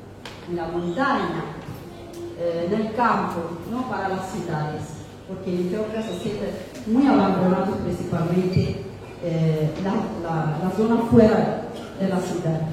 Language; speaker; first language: Spanish; non-native, fluent; Amharic